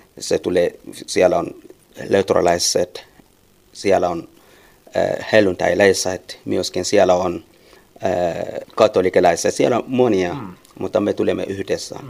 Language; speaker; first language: Finnish; non-native, learner; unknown